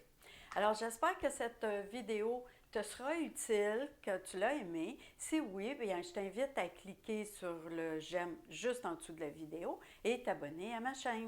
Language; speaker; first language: French; native; French